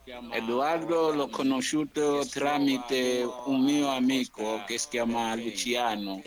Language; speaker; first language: Italian; non-native, learner; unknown